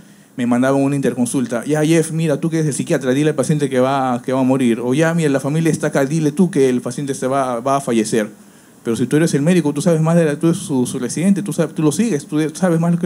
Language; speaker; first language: Spanish; native; Spanish